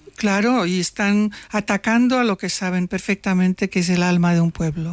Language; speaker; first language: Spanish; non-native, local second language; Catalan